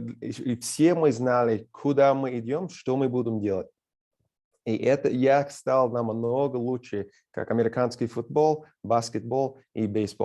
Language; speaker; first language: Russian; non-native, fluent; English